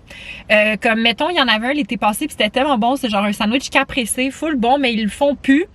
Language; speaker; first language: French; native; French